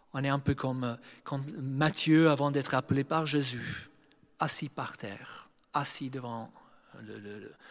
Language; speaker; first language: French; non-native, fluent; English